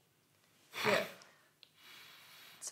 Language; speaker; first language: German; non-native, learner; English